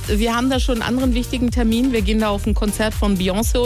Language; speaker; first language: German; native; German